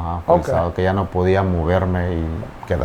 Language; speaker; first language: Spanish; native; Spanish